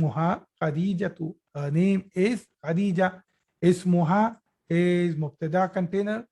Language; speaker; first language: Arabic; non-native, fluent; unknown